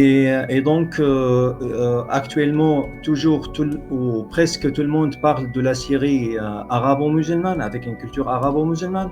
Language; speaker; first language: French; non-native, fluent; Arabic